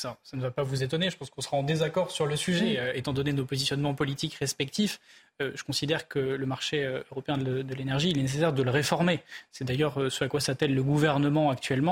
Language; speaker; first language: French; native; French